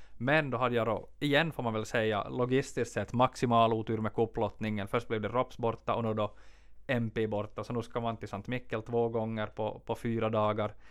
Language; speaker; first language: Swedish; native; Swedish